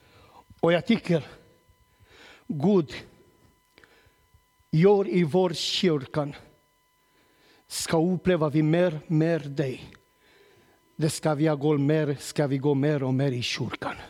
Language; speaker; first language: Swedish; non-native, learner; Romanian